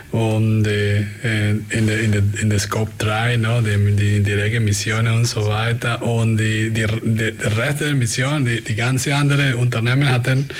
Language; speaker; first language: German; non-native, fluent; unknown